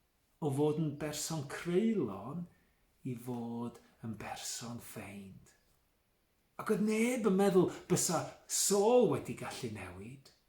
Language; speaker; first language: Welsh; native; Welsh